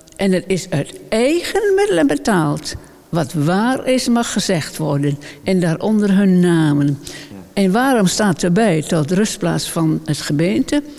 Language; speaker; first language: Dutch; native; Dutch